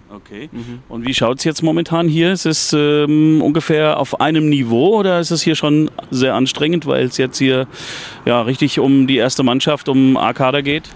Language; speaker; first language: German; native; German